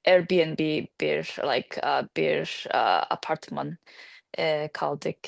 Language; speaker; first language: Turkish; non-native, learner; English